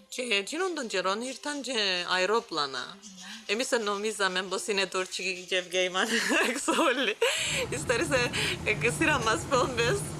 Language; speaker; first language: Greek; non-native, local second language; Turkish